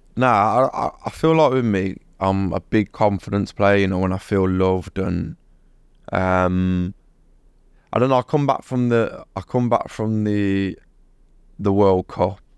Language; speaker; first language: English; native; English